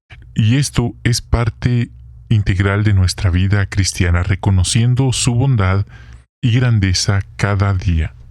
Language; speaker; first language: Spanish; native; Spanish